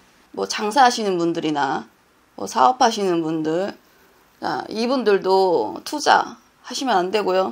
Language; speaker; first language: Korean; native; Korean